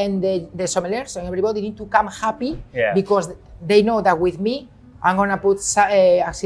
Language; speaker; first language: English; non-native, fluent; Spanish